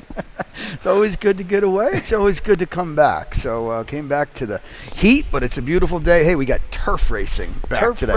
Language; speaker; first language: English; native; English